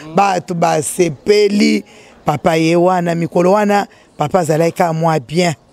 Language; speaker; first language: Lingala; native; Lingala